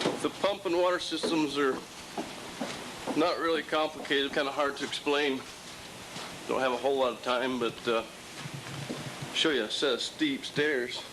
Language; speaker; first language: English; native; English